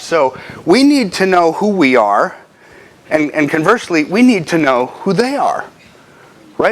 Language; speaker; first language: English; native; English